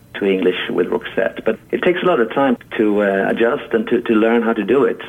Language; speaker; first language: English; non-native, fluent; Swedish